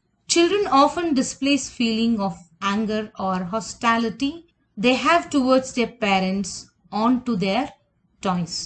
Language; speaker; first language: English; non-native, local second language; Kannada